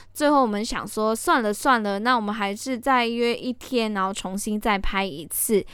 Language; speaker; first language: Chinese; native; Chinese